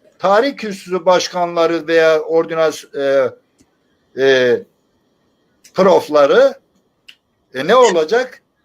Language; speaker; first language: Turkish; non-native, local second language; Zaza